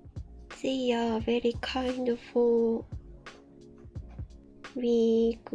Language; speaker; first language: English; non-native, learner; Japanese